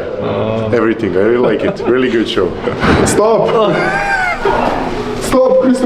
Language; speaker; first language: English; non-native, fluent; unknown